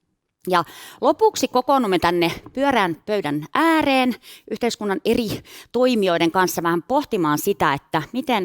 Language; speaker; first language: Finnish; native; Finnish